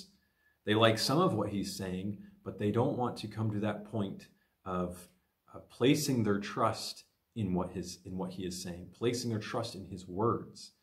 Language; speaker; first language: English; native; English